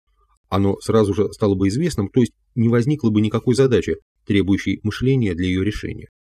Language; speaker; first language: Russian; native; Russian